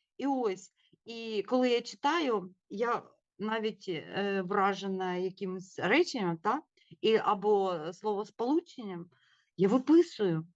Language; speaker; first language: Ukrainian; non-native, local second language; Russian